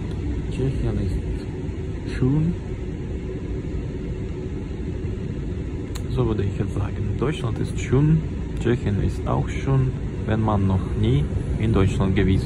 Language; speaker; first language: German; non-native, learner; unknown